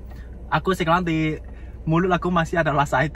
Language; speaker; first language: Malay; non-native, learner; Chinese